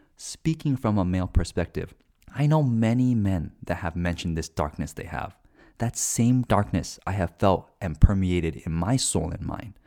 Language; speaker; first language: English; native; English